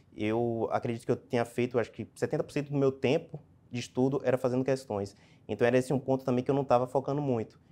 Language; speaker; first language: Portuguese; native; Portuguese